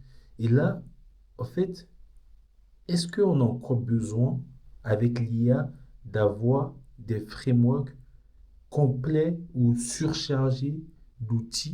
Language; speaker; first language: French; native; French